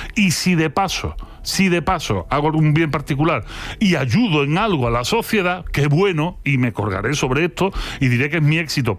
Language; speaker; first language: Spanish; native; Spanish